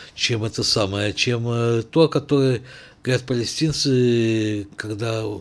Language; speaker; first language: Russian; native; Russian